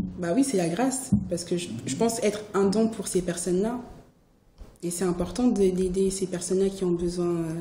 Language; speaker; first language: French; early bilingual, other home language; Haitian Creole